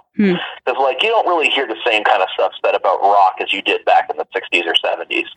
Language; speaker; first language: English; native; English